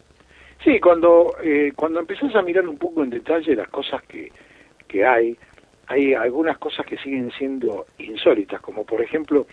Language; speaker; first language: Spanish; native; Spanish